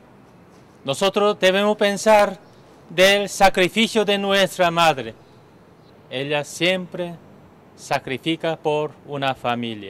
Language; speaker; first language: Spanish; non-native, learner; Korean